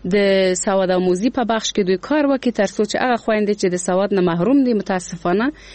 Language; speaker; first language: Pashto; non-native, local second language; Persian